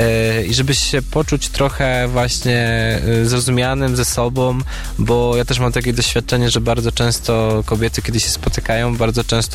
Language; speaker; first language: Polish; native; Polish